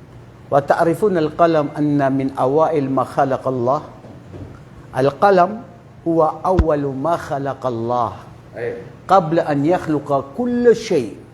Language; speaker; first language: Arabic; non-native, fluent; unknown